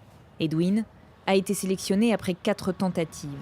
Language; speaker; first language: French; native; French